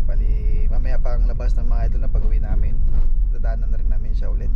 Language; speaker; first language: Filipino; native; Filipino